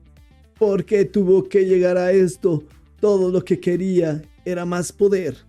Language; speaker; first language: Spanish; non-native, fluent; English